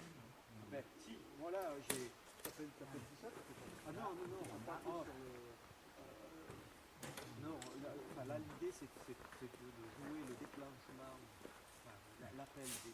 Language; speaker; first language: French; native; French